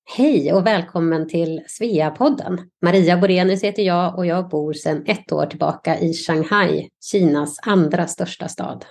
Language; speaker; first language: Swedish; native; Swedish